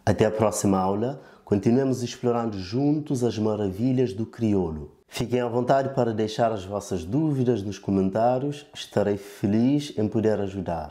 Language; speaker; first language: Portuguese; non-native, local second language; Kabuverdianu